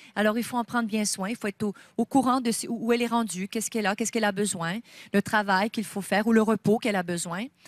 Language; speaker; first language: French; native; French